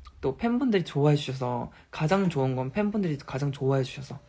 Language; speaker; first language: Korean; native; Korean